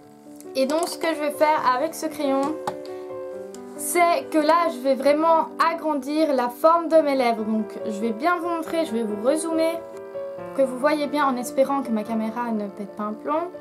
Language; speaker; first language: French; native; French